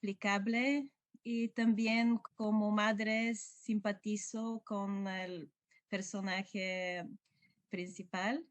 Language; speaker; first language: Spanish; non-native, learner; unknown